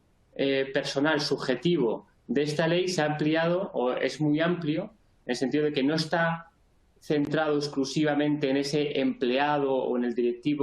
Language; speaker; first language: Spanish; native; Spanish